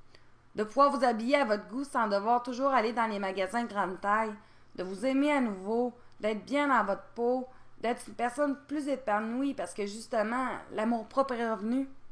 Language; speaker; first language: French; native; French